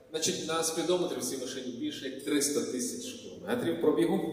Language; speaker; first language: Ukrainian; native; Ukrainian